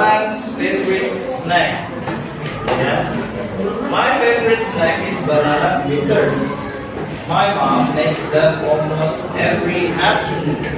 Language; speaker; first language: English; non-native, local second language; Javanese